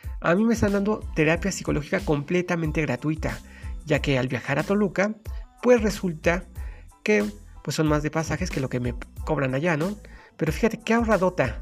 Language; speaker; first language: Spanish; native; Spanish